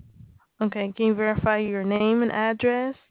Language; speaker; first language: English; native; English